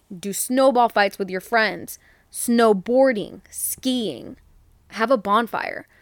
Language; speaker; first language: English; early bilingual, other home language; Hindi